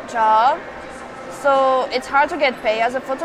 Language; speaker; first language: English; non-native, fluent; French